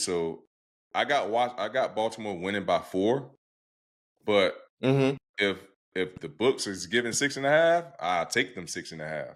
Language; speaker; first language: English; native; English